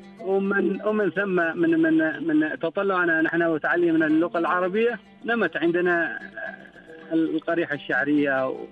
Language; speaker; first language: Arabic; non-native, local second language; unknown